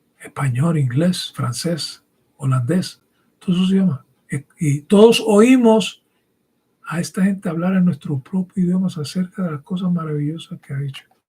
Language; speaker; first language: Spanish; early bilingual, heritage; Spanish